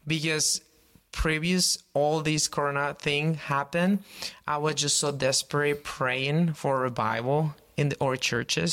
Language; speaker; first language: English; non-native, fluent; Spanish